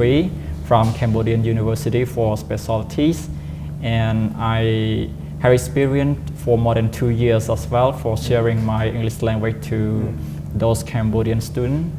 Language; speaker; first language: English; non-native, fluent; Khmer